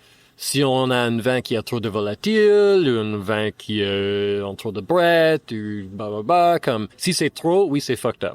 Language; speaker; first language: French; non-native, fluent; English